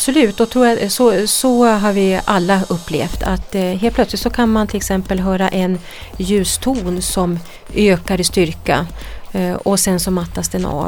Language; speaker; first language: Swedish; native; Swedish